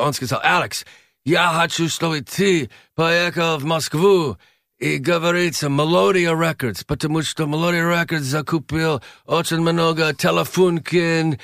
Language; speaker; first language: Russian; non-native, learner; English